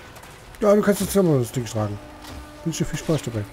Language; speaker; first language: German; native; German